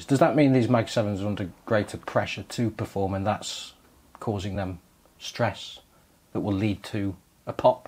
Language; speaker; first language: English; native; English